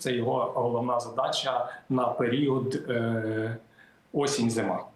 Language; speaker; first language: Ukrainian; native; Ukrainian